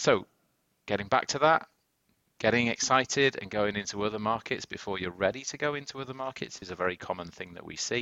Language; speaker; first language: English; native; English